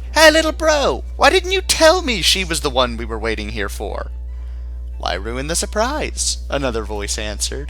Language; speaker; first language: English; native; English